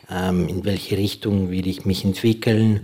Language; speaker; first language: German; non-native, fluent; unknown